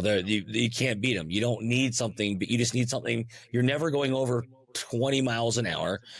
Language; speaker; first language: English; native; English